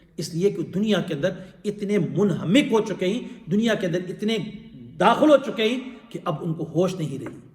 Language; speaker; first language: Urdu; non-native, local second language; Pashto